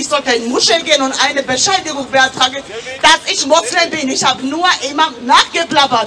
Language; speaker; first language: German; non-native, fluent; Georgian